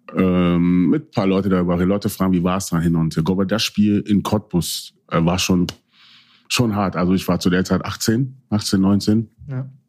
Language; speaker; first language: German; early bilingual, other home language; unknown